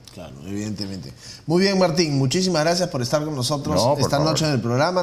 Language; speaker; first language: Spanish; native; Spanish